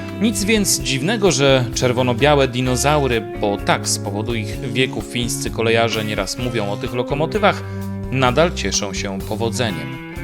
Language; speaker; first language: Polish; native; Polish